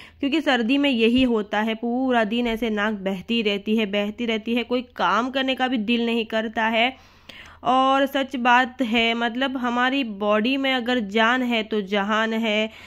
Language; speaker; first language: Hindi; native; Hindi